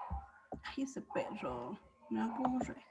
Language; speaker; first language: Spanish; native; Spanish